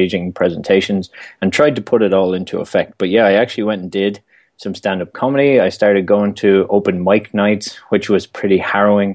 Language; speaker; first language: English; native; English